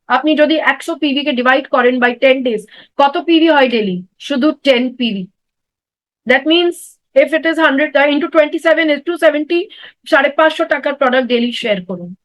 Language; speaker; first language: Bangla; non-native, local second language; Hindi